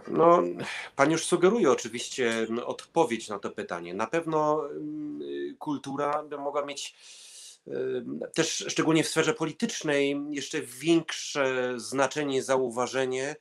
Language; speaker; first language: Polish; early bilingual, heritage; Polish